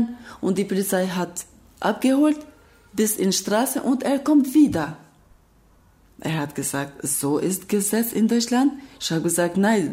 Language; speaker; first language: German; non-native, learner; Albanian